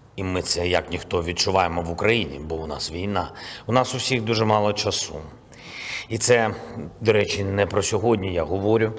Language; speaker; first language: Ukrainian; non-native, local second language; Russian